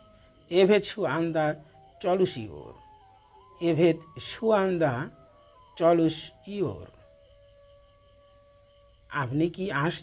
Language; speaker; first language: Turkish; non-native, learner; Bangla